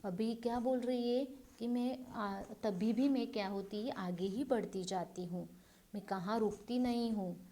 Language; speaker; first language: Hindi; non-native, local second language; Marathi